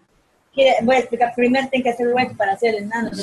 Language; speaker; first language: Spanish; native; Spanish